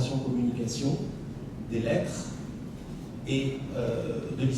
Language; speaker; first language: French; native; French